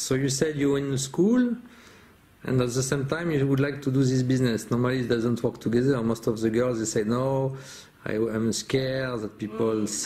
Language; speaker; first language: English; non-native, fluent; French